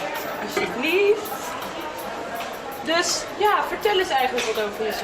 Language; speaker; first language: Dutch; native; Dutch